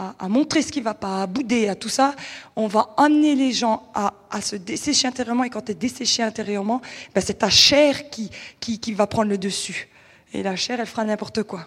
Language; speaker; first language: French; native; French